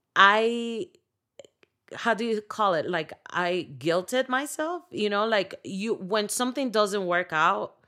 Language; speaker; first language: English; non-native, fluent; Spanish